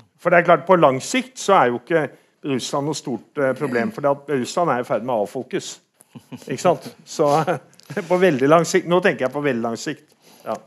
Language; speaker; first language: Norwegian; native; Norwegian